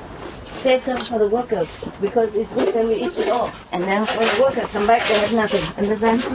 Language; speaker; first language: English; non-native, fluent; Vietnamese